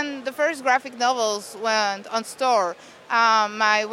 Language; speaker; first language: English; non-native, fluent; French